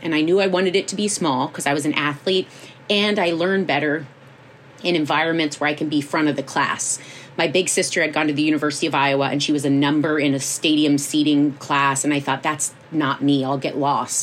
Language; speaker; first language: English; native; English